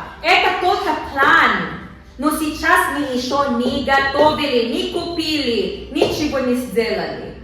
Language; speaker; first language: Russian; non-native, learner; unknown